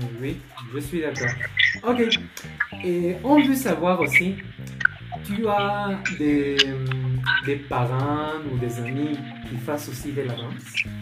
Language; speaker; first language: French; non-native, learner; Spanish